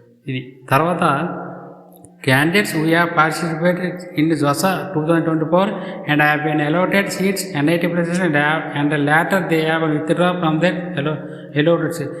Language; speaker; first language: English; non-native, local second language; Telugu